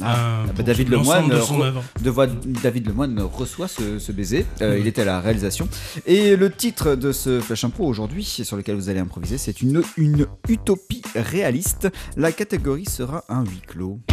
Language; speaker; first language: French; native; French